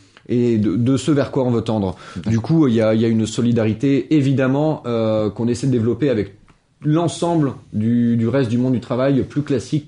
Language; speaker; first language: French; native; French